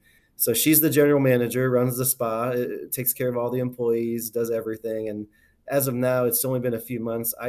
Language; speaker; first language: English; native; English